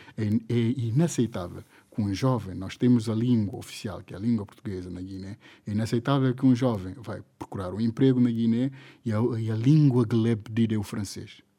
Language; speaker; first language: Portuguese; non-native, local second language; Upper Guinea Crioulo